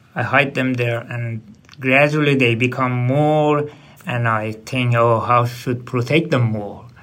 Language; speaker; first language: English; non-native, learner; Persian